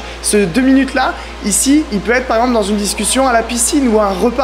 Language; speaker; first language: French; native; French